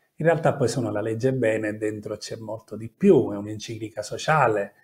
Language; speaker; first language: Italian; native; Italian